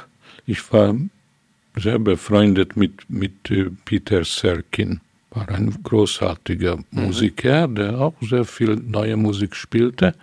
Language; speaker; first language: German; non-native, fluent; Hungarian